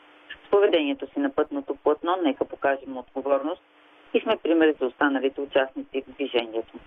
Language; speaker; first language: Bulgarian; native; Bulgarian